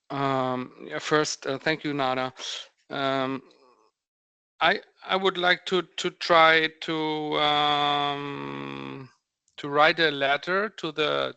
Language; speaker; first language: English; non-native, fluent; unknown